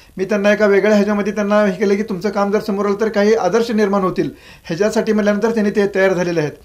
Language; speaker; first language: Marathi; native; Marathi